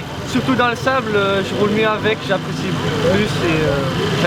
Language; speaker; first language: French; non-native, local second language; Dutch